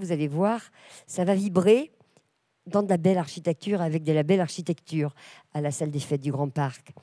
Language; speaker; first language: French; native; French